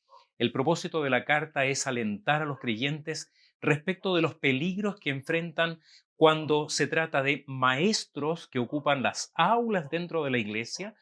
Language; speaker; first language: Spanish; native; Spanish